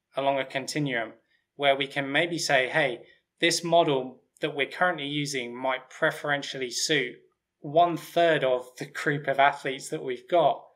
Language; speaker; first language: English; native; English